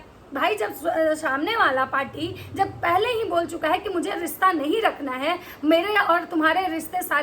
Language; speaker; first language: Hindi; native; Hindi